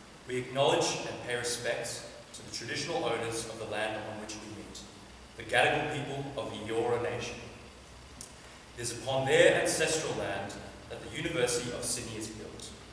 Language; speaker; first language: English; native; English